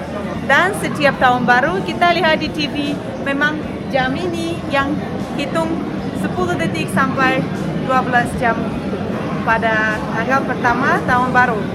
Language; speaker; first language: Indonesian; non-native, fluent; Russian